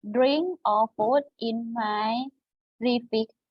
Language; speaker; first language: English; non-native, learner; Thai